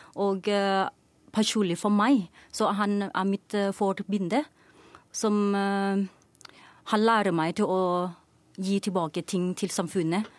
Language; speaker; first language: Norwegian; non-native, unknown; Thai